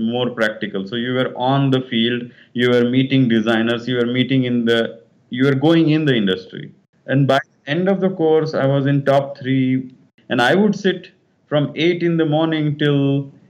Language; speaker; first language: English; non-native, local second language; Kannada